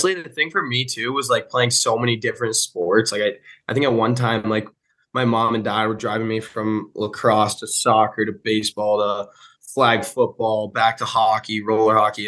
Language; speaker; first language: English; native; English